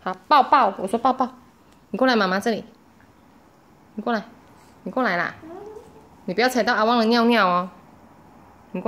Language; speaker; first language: Chinese; native; Chinese